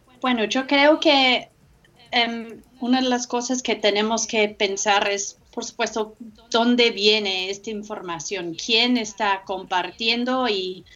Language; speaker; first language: Spanish; non-native, fluent; English